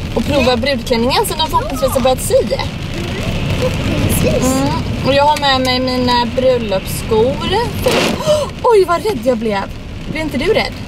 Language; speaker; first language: Swedish; native; Swedish